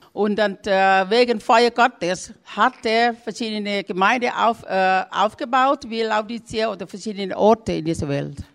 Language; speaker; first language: German; non-native, learner; Thai